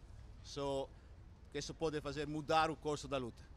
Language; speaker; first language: Portuguese; non-native, fluent; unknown